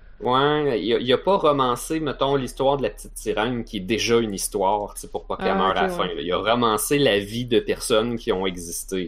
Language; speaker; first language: French; native; French